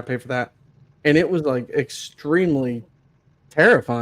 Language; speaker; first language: English; native; English